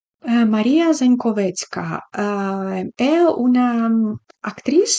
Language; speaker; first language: Spanish; non-native, fluent; Ukrainian